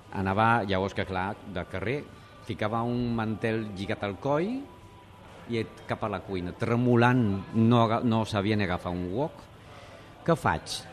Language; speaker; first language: Catalan; non-native, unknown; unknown